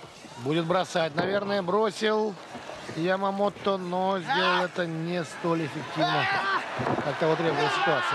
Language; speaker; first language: Russian; native; Russian